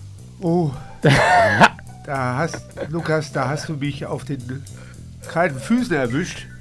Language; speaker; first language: German; native; German